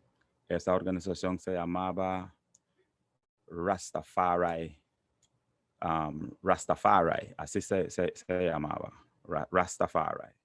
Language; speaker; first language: Spanish; non-native, local second language; English